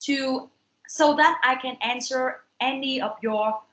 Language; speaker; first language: English; non-native, fluent; Vietnamese